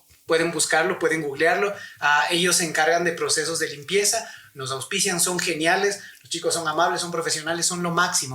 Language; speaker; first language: Spanish; native; Spanish